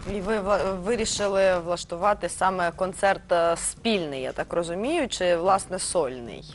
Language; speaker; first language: Ukrainian; native; Ukrainian